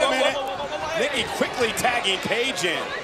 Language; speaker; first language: English; native; English